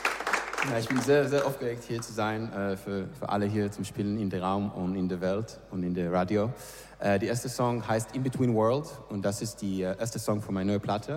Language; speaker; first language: German; non-native, learner; English